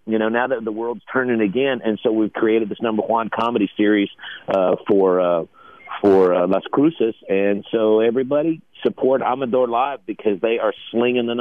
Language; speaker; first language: English; native; English